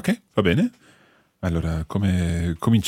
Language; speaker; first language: Italian; non-native, fluent; English